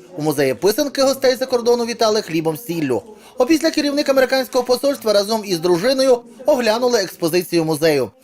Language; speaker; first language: Ukrainian; native; Ukrainian